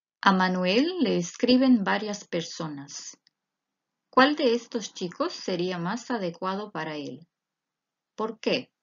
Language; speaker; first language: Spanish; non-native, fluent; Croatian